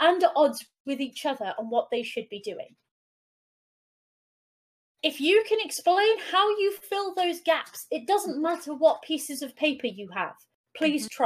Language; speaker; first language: English; non-native, local second language; Welsh